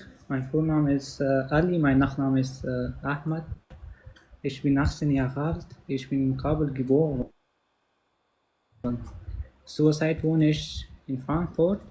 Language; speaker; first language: German; non-native, learner; Pashto